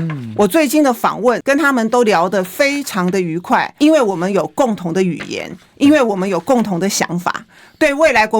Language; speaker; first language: Chinese; native; Chinese